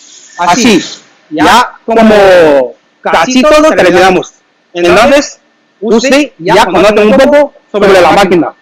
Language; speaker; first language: Spanish; non-native, learner; Chinese